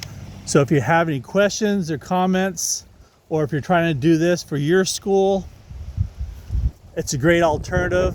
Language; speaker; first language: English; native; English